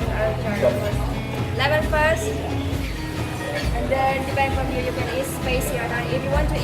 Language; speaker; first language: English; non-native, learner; Vietnamese